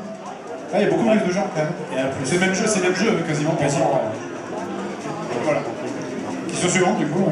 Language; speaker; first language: French; native; French